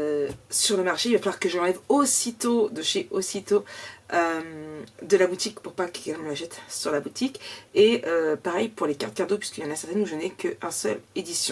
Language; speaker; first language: French; native; French